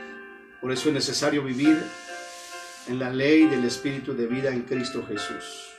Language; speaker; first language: Spanish; native; Spanish